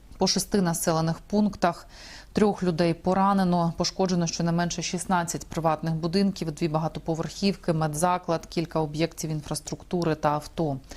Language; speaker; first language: Ukrainian; native; Ukrainian